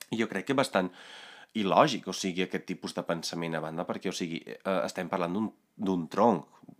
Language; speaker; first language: Catalan; non-native, fluent; Italian